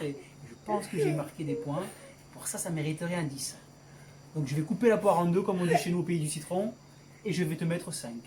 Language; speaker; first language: French; native; French